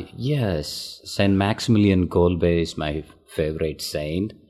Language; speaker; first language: English; non-native, local second language; Tamil